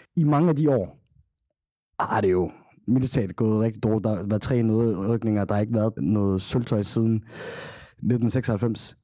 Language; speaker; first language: Danish; early bilingual, other home language; Somali